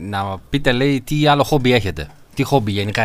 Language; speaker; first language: Greek; native; Greek